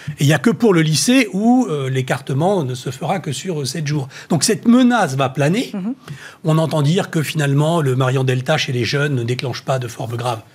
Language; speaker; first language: French; native; French